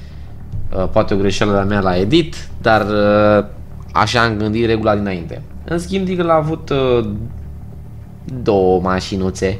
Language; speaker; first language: Romanian; native; Romanian